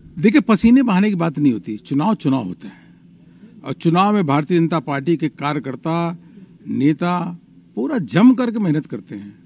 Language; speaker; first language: Hindi; native; Hindi